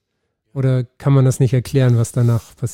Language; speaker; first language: German; native; German